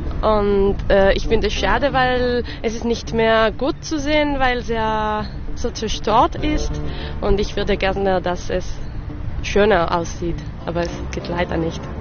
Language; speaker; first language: German; non-native, learner; French